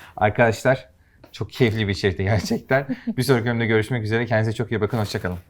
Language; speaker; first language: Turkish; native; Turkish